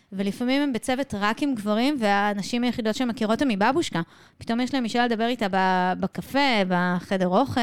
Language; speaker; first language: Hebrew; native; Hebrew